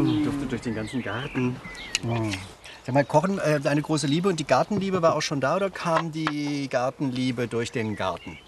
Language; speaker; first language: German; native; German